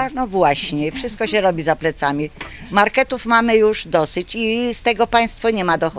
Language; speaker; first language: Polish; native; Polish